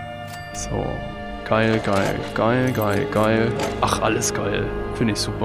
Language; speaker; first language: German; native; German